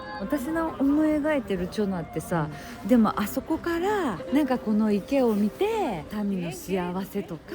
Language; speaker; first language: Japanese; native; Japanese